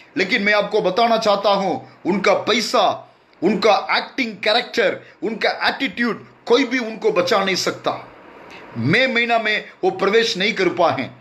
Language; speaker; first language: Hindi; non-native, local second language; Tamil